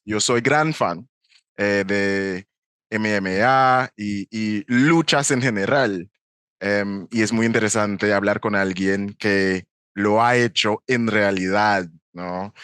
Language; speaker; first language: Spanish; non-native, fluent; English